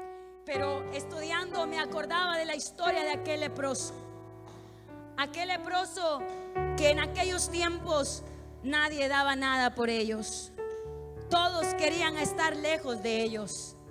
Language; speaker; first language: Spanish; native; Spanish